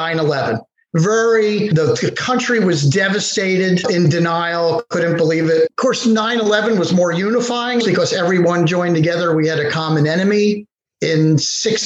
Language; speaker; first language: English; native; English